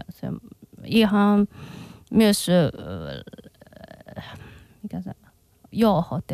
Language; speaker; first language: Finnish; non-native, learner; Chinese